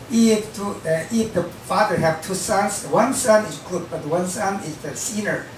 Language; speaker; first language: English; non-native, learner; Korean